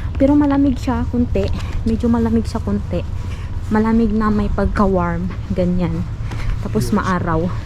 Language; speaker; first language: Filipino; non-native, local second language; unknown